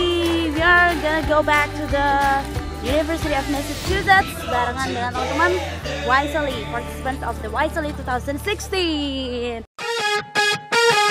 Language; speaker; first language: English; non-native, learner; Indonesian